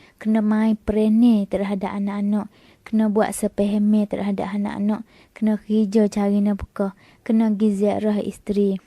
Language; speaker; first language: Malay; native; Malay